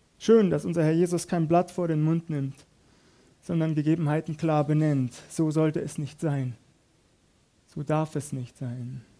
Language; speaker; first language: German; native; German